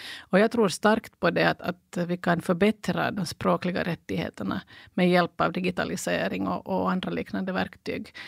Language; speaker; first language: Swedish; native; Swedish